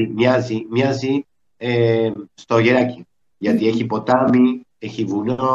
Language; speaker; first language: Greek; early bilingual, heritage; Spanish